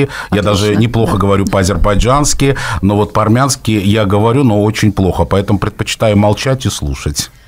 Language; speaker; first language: Russian; native; Russian